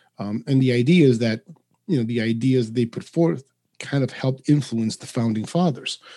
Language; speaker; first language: English; early bilingual, other home language; Spanish